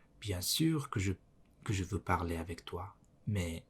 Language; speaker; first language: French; non-native, learner; Mongolian